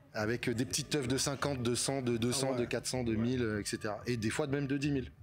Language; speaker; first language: French; native; French